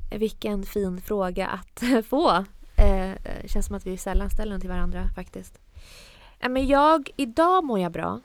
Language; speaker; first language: Swedish; early bilingual, other home language; Arabic